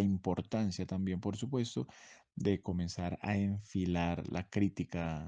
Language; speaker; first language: Spanish; native; Spanish